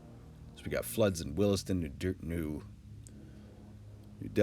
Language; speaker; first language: English; native; English